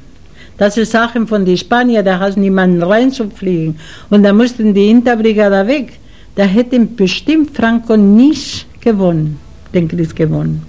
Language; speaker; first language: German; non-native, learner; Spanish